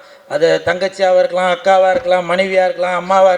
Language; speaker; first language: Tamil; native; Tamil